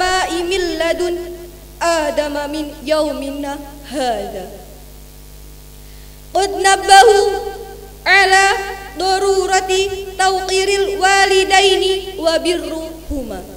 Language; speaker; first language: Arabic; non-native, learner; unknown